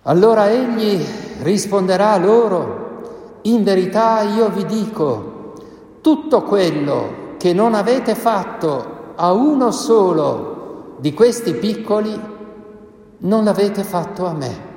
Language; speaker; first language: Italian; native; Italian